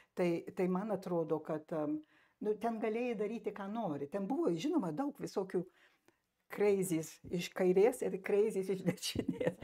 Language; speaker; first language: Lithuanian; early bilingual, heritage; Lithuanian